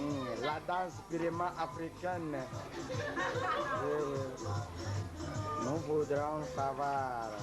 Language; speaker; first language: French; non-native, local second language; Swahili